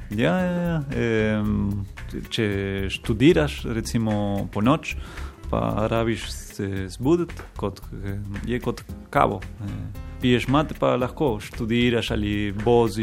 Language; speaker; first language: Slovenian; non-native, learner; Spanish